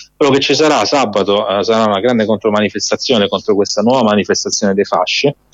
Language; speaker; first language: Italian; non-native, fluent; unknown